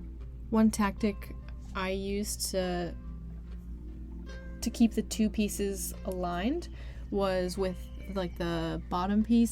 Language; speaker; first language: English; native; English